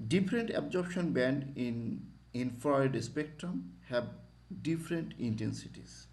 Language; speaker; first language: English; non-native, local second language; Bangla